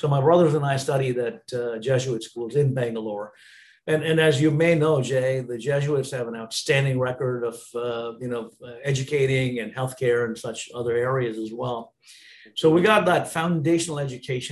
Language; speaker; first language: English; non-native, local second language; Tamil